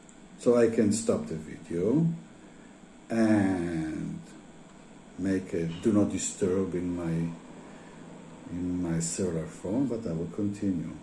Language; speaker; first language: English; non-native, fluent; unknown